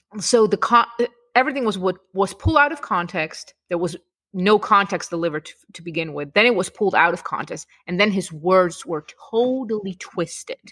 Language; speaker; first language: English; non-native, fluent; Czech